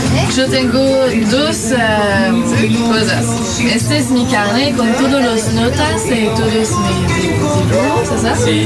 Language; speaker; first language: Spanish; non-native, learner; French